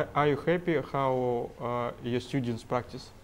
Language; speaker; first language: English; non-native, learner; Russian